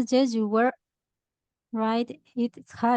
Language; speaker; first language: English; non-native, learner; Spanish